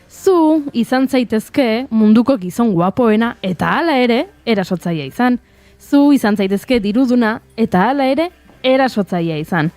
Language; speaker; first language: Basque; native; Basque